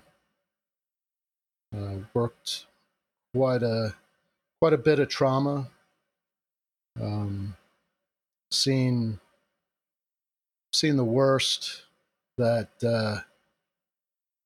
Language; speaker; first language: English; native; English